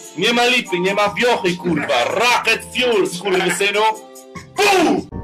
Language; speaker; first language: Polish; early bilingual, heritage; Polish